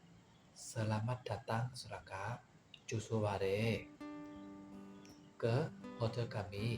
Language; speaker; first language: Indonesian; non-native, fluent; Burmese